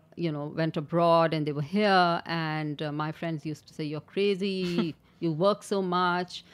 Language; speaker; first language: English; non-native, local second language; Urdu